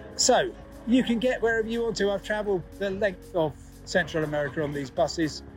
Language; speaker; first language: English; native; English